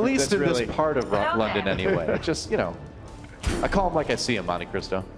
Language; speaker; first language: English; native; English